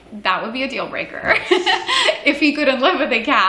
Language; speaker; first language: English; non-native, local second language; Hindi